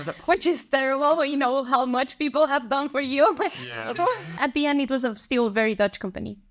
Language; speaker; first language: English; non-native, fluent; Spanish